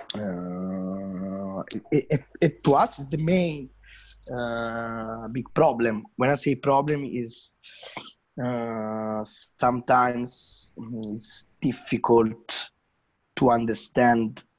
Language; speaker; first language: English; non-native, fluent; Italian